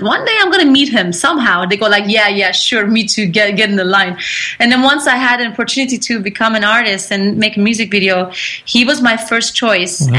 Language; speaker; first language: English; non-native, fluent; Persian